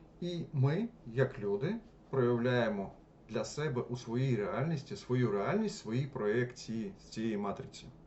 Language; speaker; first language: Ukrainian; non-native, local second language; Russian